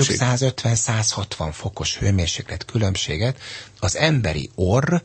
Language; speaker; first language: Hungarian; native; Hungarian